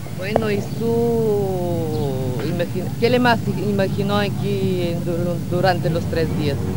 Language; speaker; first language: Spanish; non-native, fluent; Bulgarian